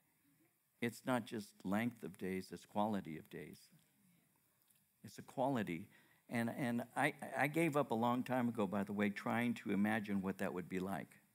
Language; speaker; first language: English; native; English